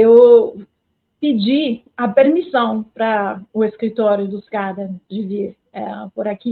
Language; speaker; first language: Portuguese; non-native, fluent; French